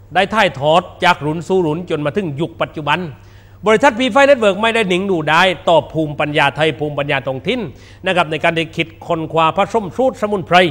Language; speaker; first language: Thai; non-native, local second language; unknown